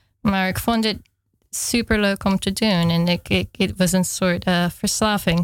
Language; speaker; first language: Dutch; non-native, fluent; English